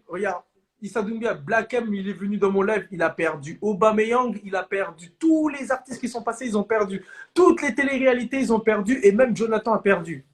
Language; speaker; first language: French; native; French